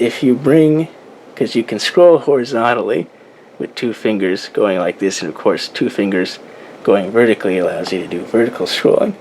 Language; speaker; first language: English; native; English